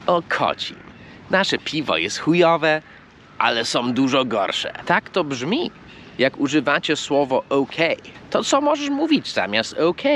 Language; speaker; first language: Polish; non-native, fluent; English